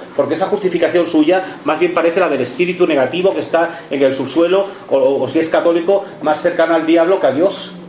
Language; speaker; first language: Spanish; native; Spanish